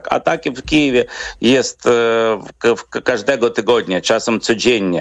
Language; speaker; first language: Polish; non-native, fluent; Ukrainian